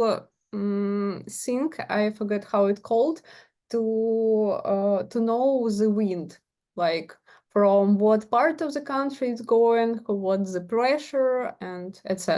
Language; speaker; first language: English; non-native, learner; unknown